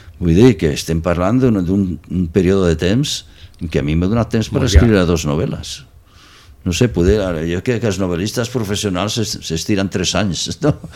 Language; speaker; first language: Catalan; non-native, local second language; Spanish